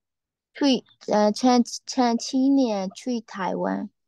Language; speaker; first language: Chinese; non-native, learner; Burmese